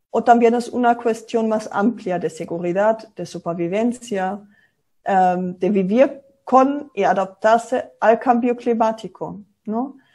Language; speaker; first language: Spanish; non-native, fluent; German